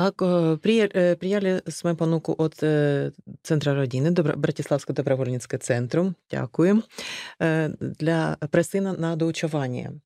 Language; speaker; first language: Slovak; non-native, learner; Ukrainian